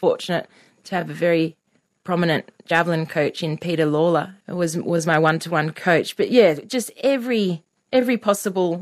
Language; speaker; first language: English; native; English